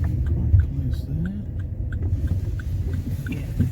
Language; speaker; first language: English; native; English